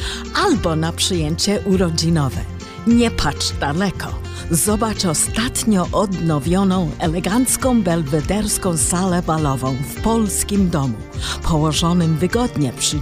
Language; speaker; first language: Polish; early bilingual, heritage; English